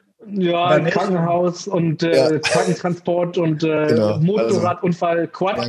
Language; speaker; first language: German; native; German